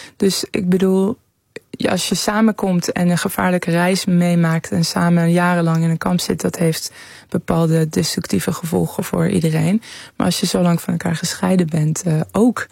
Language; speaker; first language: Dutch; early bilingual, other home language; Persian